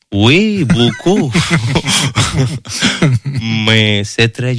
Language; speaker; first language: French; non-native, learner; Spanish